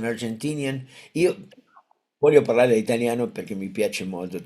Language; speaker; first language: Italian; non-native, learner; Spanish